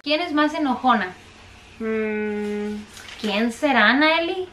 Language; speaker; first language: Spanish; native; Spanish